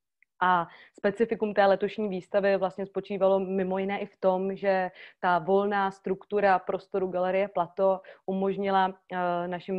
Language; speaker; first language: Czech; native; Czech